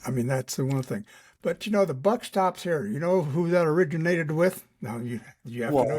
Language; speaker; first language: English; native; English